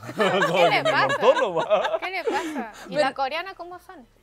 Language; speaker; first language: Spanish; non-native, fluent; Chinese